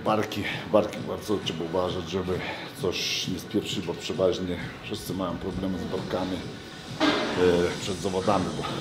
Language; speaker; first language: Polish; non-native, fluent; Lithuanian